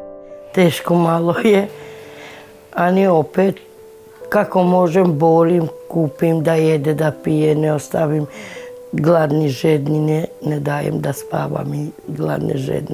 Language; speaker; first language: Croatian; non-native, local second language; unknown